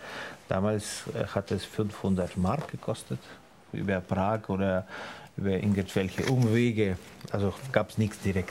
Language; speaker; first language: German; non-native, fluent; Ukrainian